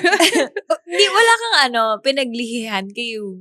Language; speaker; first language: Filipino; native; Filipino